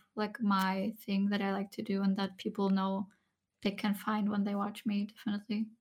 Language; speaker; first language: English; non-native, fluent; Turkish